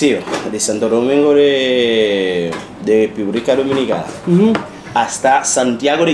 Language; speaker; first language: Spanish; non-native, fluent; Haitian Creole